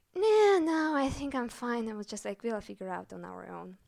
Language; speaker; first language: English; non-native, fluent; Russian